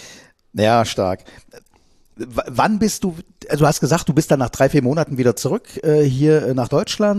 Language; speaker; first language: German; native; German